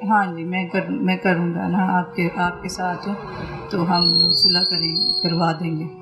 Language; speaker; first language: Urdu; non-native, local second language; Punjabi